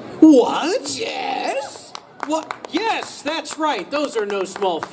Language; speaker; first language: English; native; English